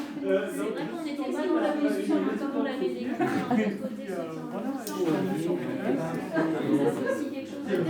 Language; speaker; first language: French; native; French